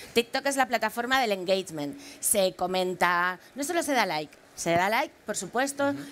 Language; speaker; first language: Spanish; native; Spanish